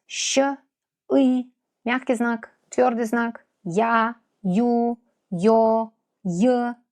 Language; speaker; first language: Russian; non-native, fluent; Serbian